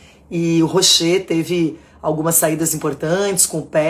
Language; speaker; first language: Portuguese; native; Portuguese